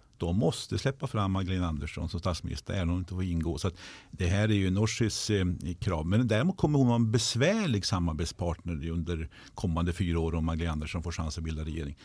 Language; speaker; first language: Swedish; native; Swedish